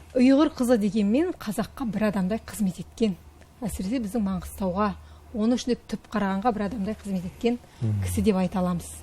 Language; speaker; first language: Kazakh; native; Kazakh